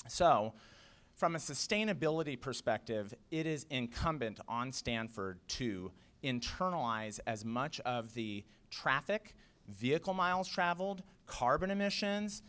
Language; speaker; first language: English; native; English